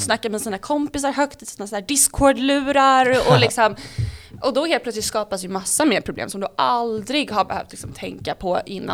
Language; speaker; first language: Swedish; native; Swedish